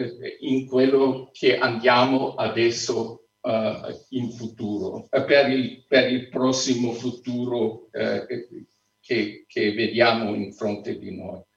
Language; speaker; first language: Italian; non-native, fluent; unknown